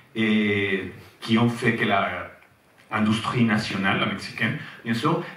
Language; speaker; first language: French; non-native, fluent; Spanish